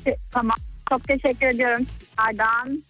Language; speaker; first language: Turkish; early bilingual, other home language; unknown